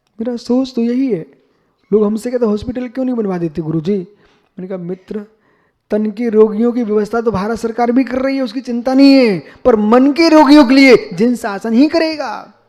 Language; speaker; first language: Hindi; native; Hindi